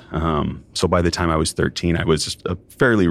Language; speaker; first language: English; native; English